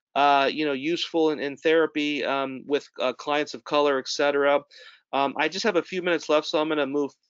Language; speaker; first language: English; native; English